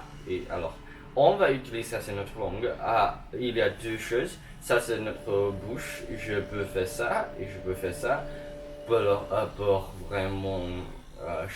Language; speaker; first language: French; non-native, learner; English